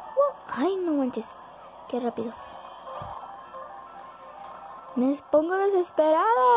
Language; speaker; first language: Spanish; early bilingual, heritage; Spanish